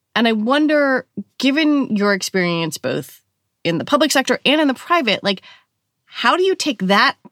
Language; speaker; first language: English; native; English